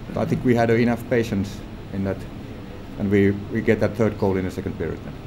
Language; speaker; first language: English; non-native, fluent; Finnish